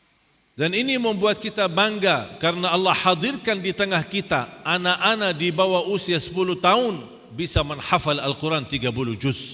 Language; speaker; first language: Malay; non-native, fluent; Arabic